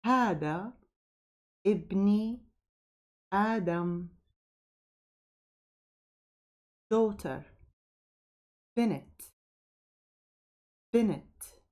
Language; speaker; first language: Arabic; native; Arabic